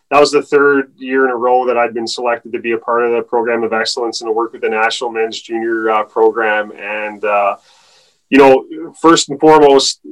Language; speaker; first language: English; native; English